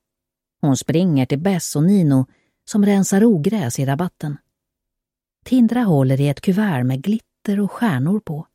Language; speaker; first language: Swedish; native; Swedish